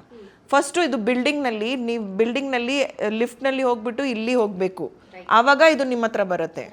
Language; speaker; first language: Kannada; non-native, local second language; Hindi